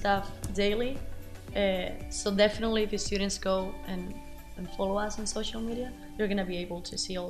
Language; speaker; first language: English; non-native, fluent; Spanish